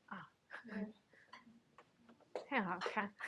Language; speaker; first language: Chinese; non-native, learner; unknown